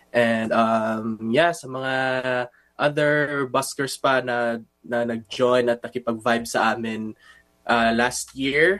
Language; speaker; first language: Filipino; non-native, local second language; Cebuano